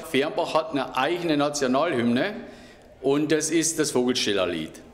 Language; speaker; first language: German; native; German